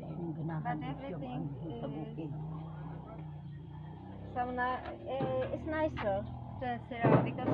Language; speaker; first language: English; non-native, learner; Czech